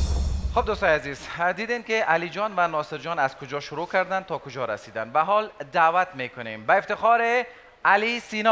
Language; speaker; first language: Persian; native; Persian